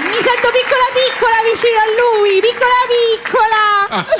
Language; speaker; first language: Italian; native; Italian